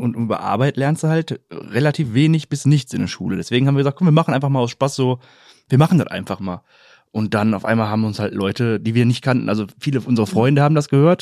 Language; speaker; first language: German; native; German